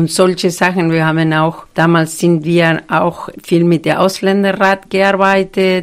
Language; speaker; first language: German; non-native, fluent; Spanish